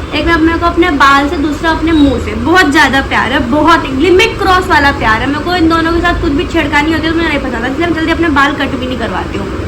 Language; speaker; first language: Hindi; non-native, local second language; Maithili